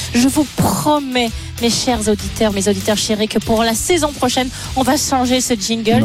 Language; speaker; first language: French; native; French